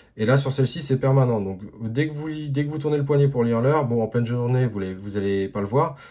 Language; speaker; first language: French; native; French